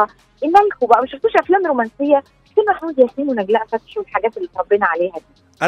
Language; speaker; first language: Arabic; native; Arabic